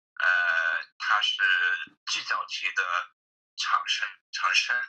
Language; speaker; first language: Chinese; non-native, fluent; English